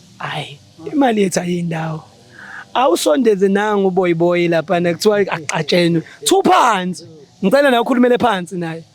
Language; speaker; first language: Zulu; native; Zulu